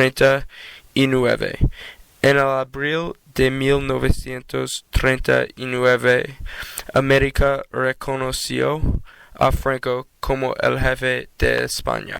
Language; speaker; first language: Spanish; non-native, learner; English